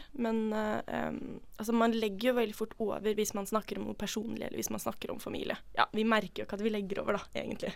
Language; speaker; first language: Norwegian; non-native, local second language; Icelandic